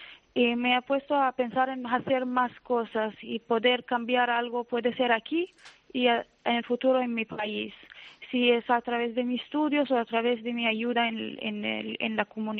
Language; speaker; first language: Spanish; non-native, fluent; Arabic